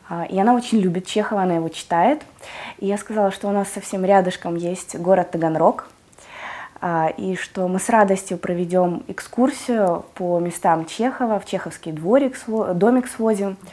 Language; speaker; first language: Russian; native; Russian